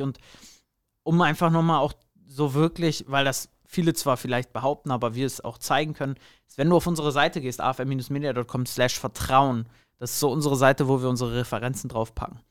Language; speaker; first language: German; native; German